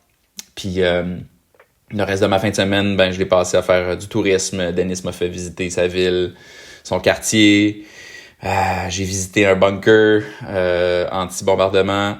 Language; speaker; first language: French; native; French